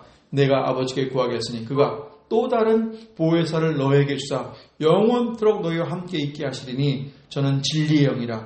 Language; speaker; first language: Korean; native; Korean